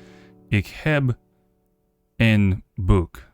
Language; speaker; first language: Dutch; non-native, learner; English